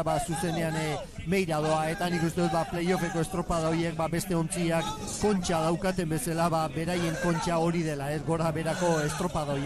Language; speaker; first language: Basque; native; Basque